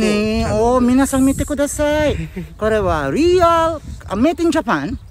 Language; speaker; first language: Japanese; non-native, learner; Filipino